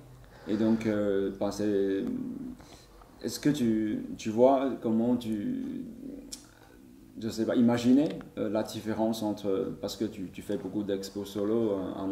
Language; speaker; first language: French; non-native, learner; Chinese